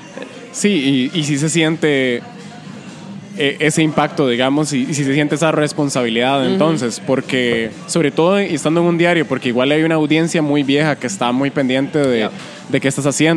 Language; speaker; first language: Spanish; native; Spanish